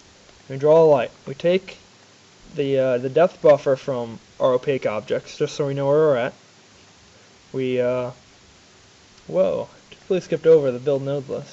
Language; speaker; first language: English; native; English